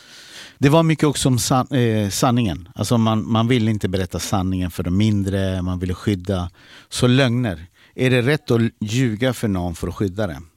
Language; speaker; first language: Swedish; native; Swedish